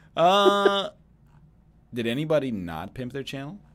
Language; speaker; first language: English; native; English